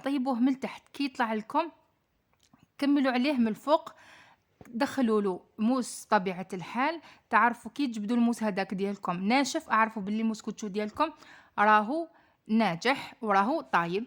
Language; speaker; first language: Arabic; native; Arabic